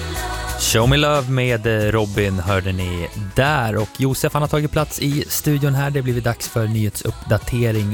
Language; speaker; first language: Swedish; native; Swedish